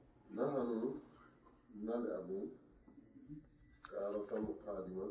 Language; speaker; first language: Arabic; non-native, learner; English